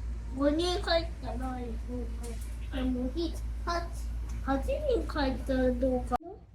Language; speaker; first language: Japanese; native; Japanese